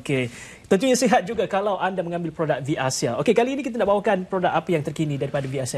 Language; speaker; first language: Malay; native; Malay